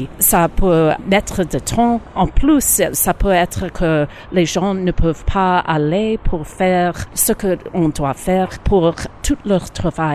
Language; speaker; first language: French; non-native, learner; English